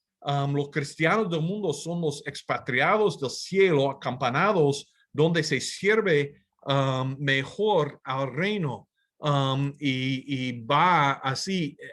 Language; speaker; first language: Spanish; non-native, fluent; English